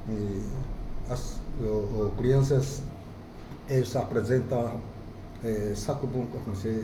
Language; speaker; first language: Portuguese; non-native, fluent; Japanese